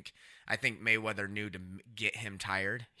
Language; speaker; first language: English; native; English